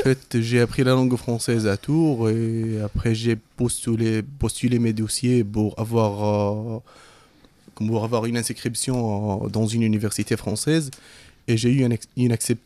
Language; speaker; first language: French; non-native, fluent; Arabic